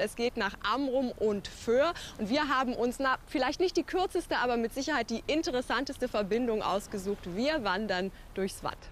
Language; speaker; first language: German; native; German